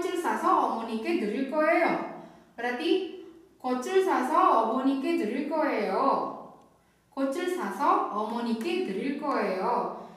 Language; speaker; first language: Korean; non-native, fluent; Indonesian